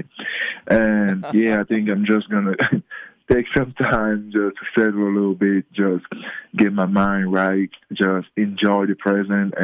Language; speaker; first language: English; non-native, local second language; French